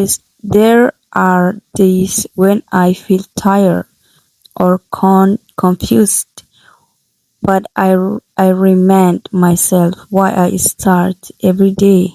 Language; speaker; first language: English; non-native, learner; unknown